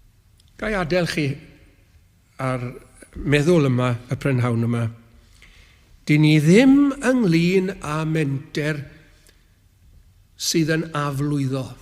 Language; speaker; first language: Welsh; native; Welsh